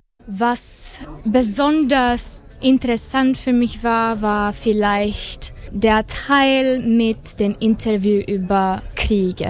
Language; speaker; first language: German; non-native, fluent; Slovak